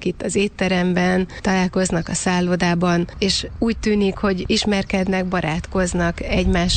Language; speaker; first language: Hungarian; native; Hungarian